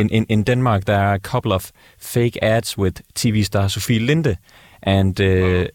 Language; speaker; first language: English; non-native, fluent; Danish